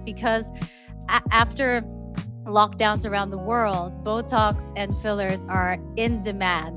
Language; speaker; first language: English; non-native, local second language; Filipino